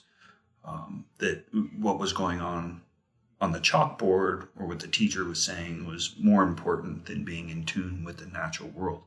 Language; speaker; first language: English; native; English